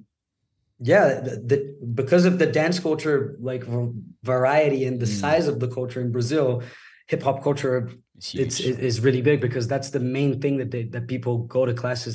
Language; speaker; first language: English; non-native, fluent; Portuguese